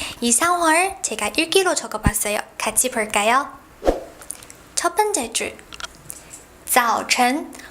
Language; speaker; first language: Korean; non-native, fluent; Chinese